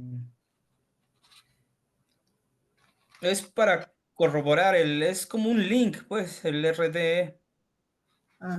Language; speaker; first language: Spanish; native; Spanish